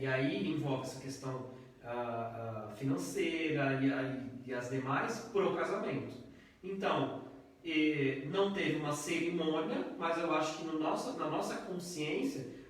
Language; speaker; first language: Portuguese; native; Portuguese